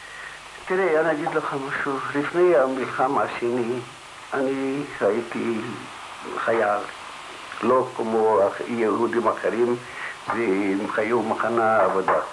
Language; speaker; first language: Hebrew; non-native, learner; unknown